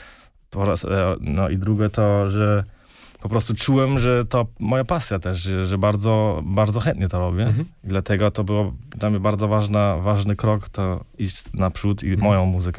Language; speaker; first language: Polish; early bilingual, heritage; Polish